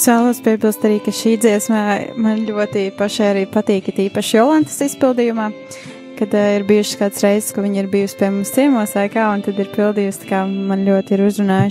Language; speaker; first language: Latvian; native; Latvian